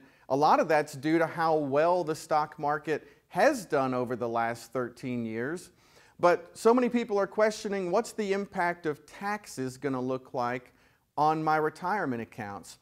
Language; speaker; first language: English; native; English